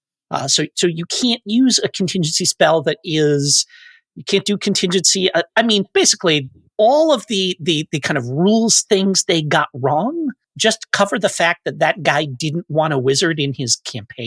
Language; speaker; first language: English; native; English